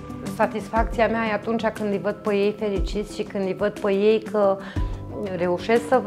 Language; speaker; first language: Romanian; native; Romanian